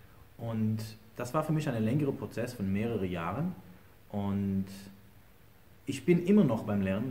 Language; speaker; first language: German; non-native, fluent; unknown